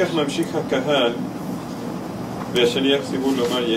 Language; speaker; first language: Hebrew; non-native, fluent; English